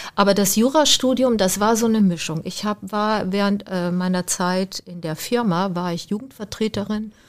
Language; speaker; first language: German; native; German